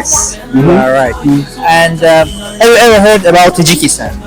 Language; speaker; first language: English; non-native, learner; Persian